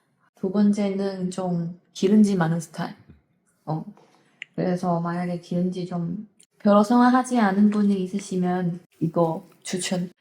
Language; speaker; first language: Korean; non-native, fluent; Chinese